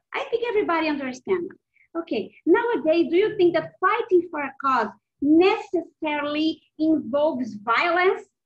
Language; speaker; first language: English; non-native, fluent; Portuguese